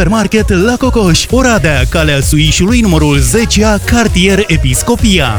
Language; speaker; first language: Romanian; native; Romanian